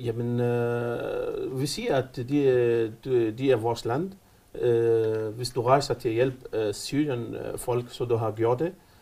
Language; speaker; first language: Danish; non-native, fluent; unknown